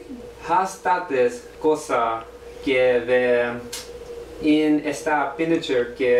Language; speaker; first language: Spanish; non-native, learner; English